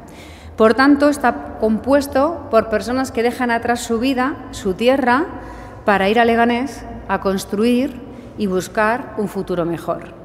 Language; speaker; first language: Spanish; native; Spanish